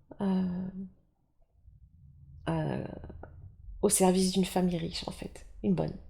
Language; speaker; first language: French; native; French